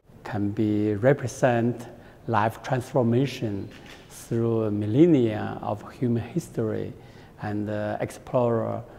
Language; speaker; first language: English; non-native, learner; Chinese